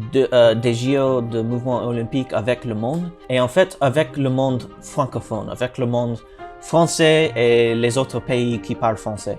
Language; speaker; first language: French; non-native, learner; English